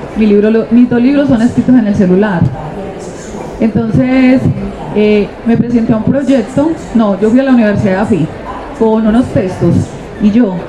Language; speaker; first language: Spanish; native; Spanish